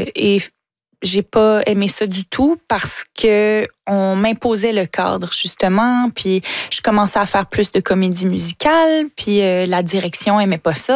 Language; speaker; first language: French; native; French